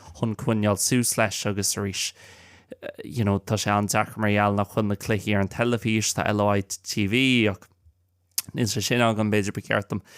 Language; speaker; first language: Irish; non-native, local second language; English